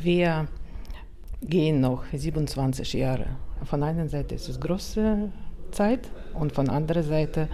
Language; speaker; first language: German; non-native, learner; Russian